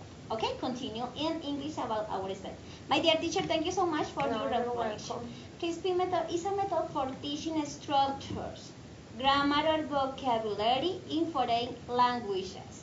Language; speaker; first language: English; non-native, fluent; Spanish